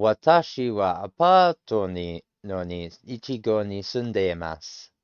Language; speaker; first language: Japanese; non-native, learner; English